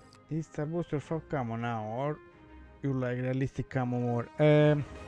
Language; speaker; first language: English; non-native, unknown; Italian